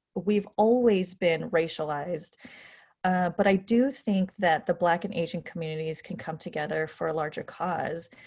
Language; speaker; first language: English; native; English